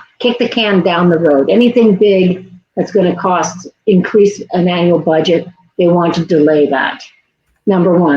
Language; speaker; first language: English; native; English